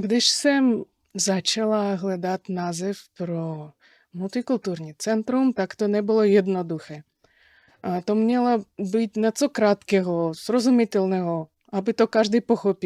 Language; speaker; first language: Czech; non-native, fluent; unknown